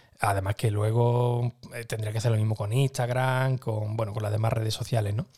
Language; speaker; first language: Spanish; native; Spanish